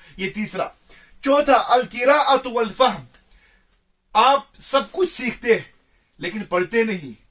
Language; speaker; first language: Urdu; non-native, local second language; Kashmiri